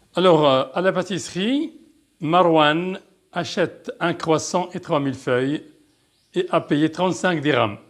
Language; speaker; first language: French; non-native, local second language; Arabic